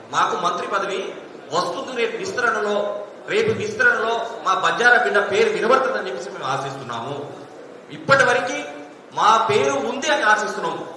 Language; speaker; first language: Telugu; non-native, local second language; Lambadi